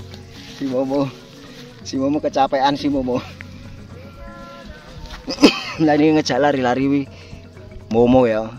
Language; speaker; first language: Indonesian; non-native, local second language; Javanese